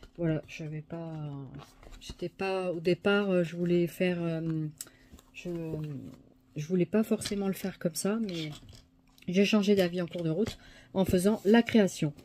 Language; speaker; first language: French; native; French